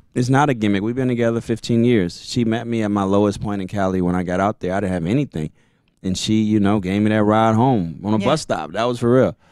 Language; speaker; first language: English; native; English